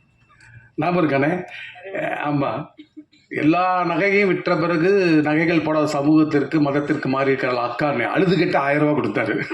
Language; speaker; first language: Tamil; native; Tamil